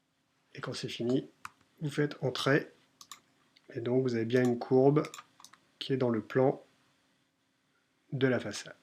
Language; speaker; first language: French; native; French